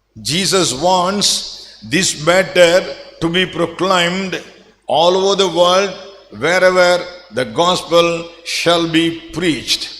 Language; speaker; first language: English; non-native, local second language; Tamil